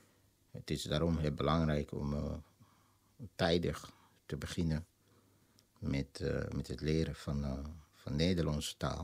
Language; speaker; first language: Dutch; non-native, fluent; Lingala